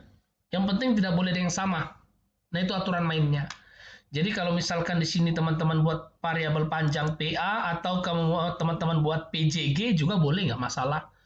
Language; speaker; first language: Indonesian; native; Indonesian